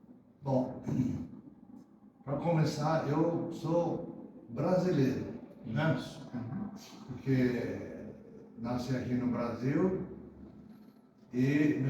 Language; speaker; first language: Portuguese; early bilingual, other home language; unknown